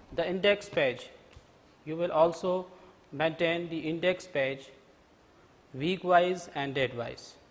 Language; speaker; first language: English; non-native, local second language; Urdu